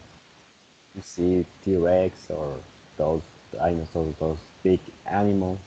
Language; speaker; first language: English; non-native, fluent; Spanish